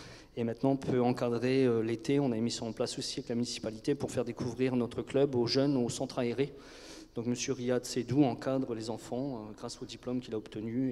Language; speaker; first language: French; native; French